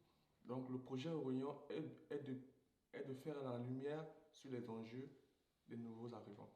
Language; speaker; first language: French; non-native, local second language; Sango